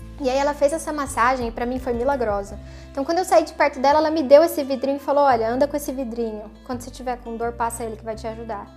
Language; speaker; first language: Portuguese; native; Portuguese